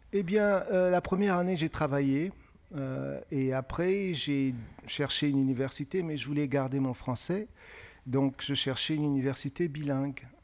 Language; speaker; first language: French; non-native, local second language; Kinyarwanda